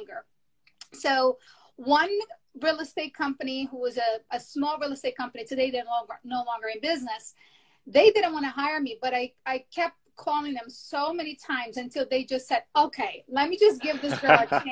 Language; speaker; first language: English; non-native, fluent; Portuguese